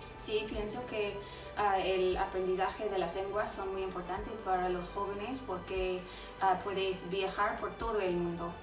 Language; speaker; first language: Spanish; non-native, fluent; English